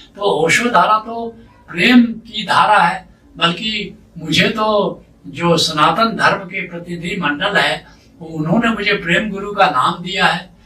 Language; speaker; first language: Hindi; native; Hindi